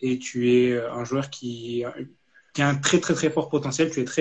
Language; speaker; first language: French; native; French